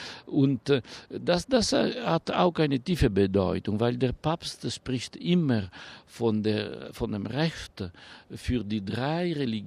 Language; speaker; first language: German; non-native, fluent; Italian